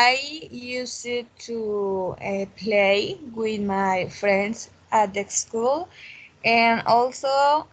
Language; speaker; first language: English; non-native, learner; Spanish